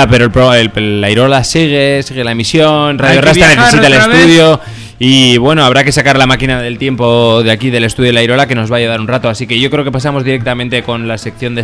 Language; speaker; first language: Spanish; native; Spanish